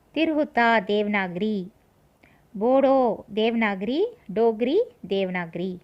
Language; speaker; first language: Hindi; non-native, local second language; Tamil